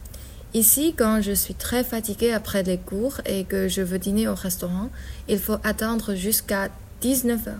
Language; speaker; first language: French; non-native, fluent; Chinese